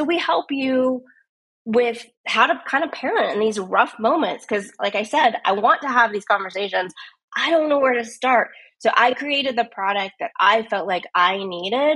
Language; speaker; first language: English; native; English